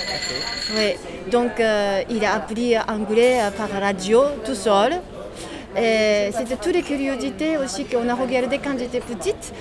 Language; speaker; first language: French; non-native, learner; Japanese